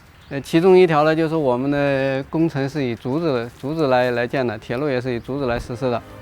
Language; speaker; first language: Chinese; native; Chinese